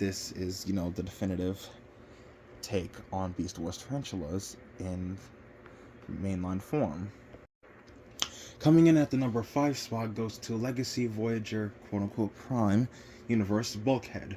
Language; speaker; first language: English; native; English